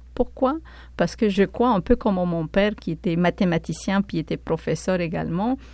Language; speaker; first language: French; non-native, fluent; Spanish